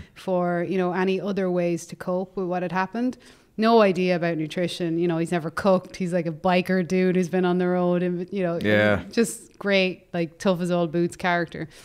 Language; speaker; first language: English; native; English